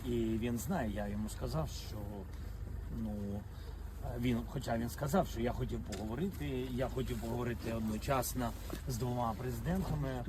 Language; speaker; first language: Ukrainian; non-native, local second language; Russian